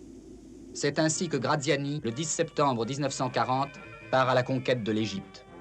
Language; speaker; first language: French; native; French